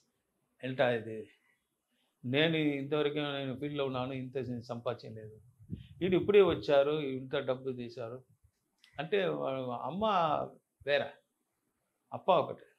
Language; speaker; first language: Telugu; non-native, learner; Tamil